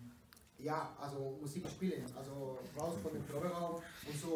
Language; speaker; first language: German; non-native, learner; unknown